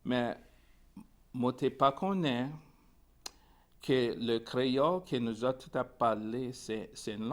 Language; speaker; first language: French; non-native, local second language; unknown